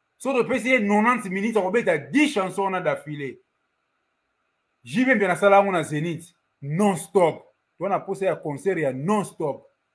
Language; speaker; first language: French; non-native, local second language; Lingala